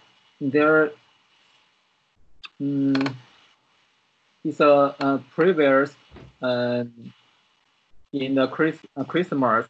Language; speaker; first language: English; non-native, learner; Chinese